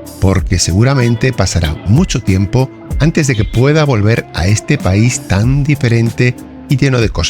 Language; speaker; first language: Spanish; native; Spanish